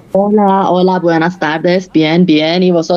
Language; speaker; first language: Spanish; non-native, local second language; Persian